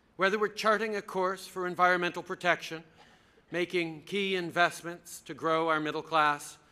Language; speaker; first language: English; early bilingual, other home language; French